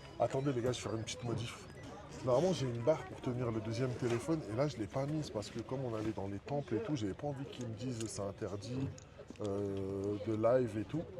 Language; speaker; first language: French; native; French